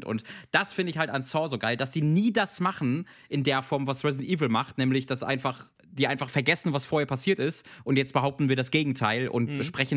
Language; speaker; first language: German; native; German